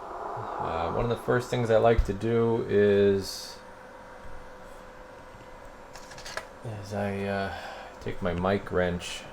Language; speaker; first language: English; native; English